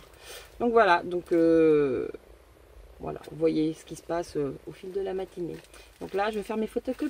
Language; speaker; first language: French; native; French